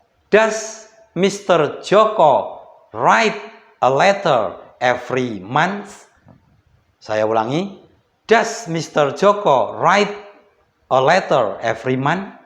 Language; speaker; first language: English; non-native, fluent; Indonesian